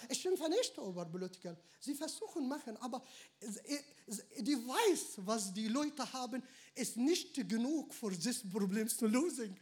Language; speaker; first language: German; non-native, learner; Arabic